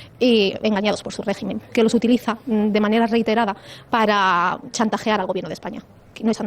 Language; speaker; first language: Spanish; native; Spanish